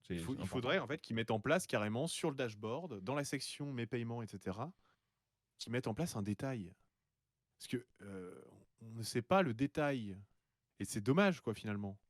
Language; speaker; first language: French; native; French